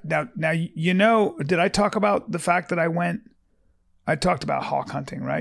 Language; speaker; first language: English; early bilingual, other home language; French